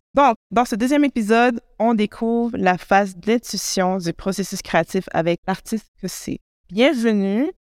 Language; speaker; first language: French; native; French